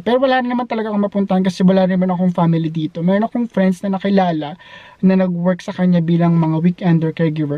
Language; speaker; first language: Filipino; native; Filipino